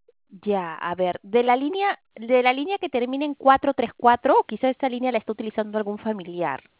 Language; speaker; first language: Spanish; native; Spanish